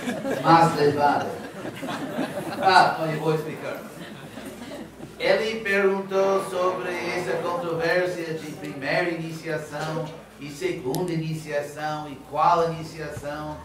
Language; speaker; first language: Spanish; non-native, fluent; English